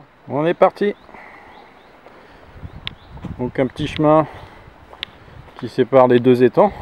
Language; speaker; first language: French; native; French